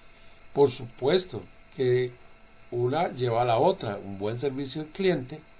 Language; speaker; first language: Spanish; native; Spanish